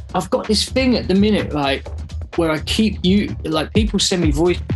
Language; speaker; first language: English; native; English